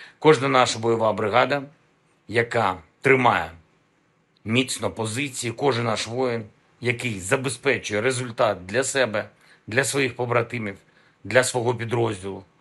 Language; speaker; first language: Ukrainian; non-native, local second language; Russian